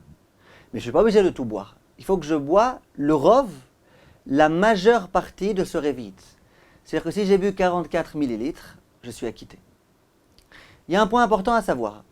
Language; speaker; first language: French; native; French